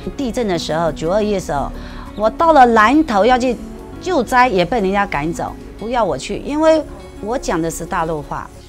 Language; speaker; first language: Chinese; non-native, local second language; Hakka Chinese